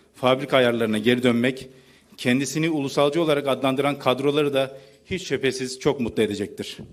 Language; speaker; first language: Turkish; native; Turkish